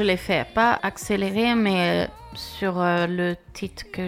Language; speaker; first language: French; non-native, fluent; Swedish